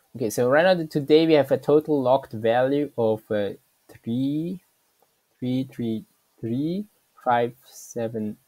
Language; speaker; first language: English; non-native, fluent; German